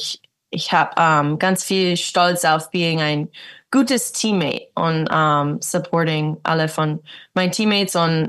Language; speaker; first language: German; early bilingual, heritage; English